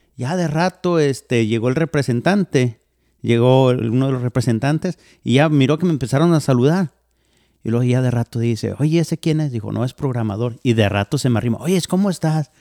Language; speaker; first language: Spanish; native; Spanish